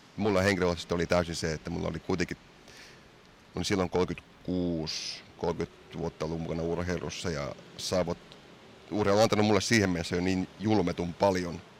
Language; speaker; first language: Finnish; early bilingual, heritage; Finnish